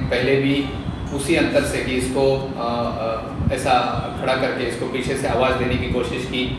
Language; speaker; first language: Hindi; non-native, local second language; Marathi